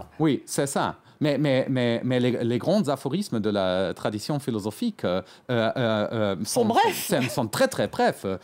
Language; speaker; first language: French; non-native, fluent; German